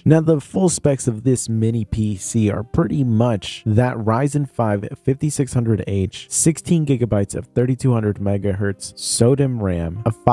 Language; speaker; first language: English; native; English